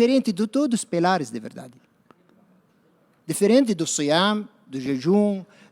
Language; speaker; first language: Portuguese; non-native, learner; Arabic